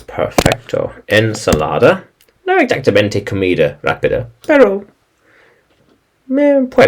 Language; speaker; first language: Spanish; non-native, learner; English